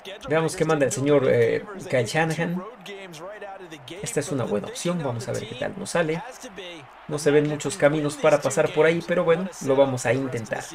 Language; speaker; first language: Spanish; native; Spanish